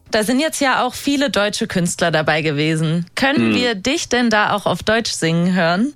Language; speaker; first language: German; native; German